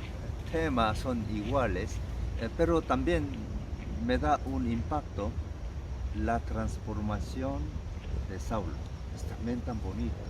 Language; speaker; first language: Spanish; non-native, learner; Korean